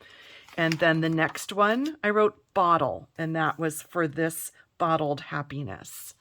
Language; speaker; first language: English; native; English